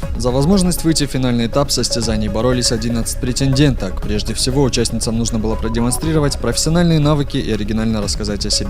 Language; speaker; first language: Russian; native; Russian